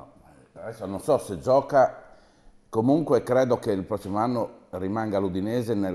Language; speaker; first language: Italian; native; Italian